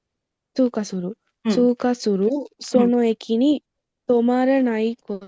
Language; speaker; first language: Japanese; non-native, learner; Sinhala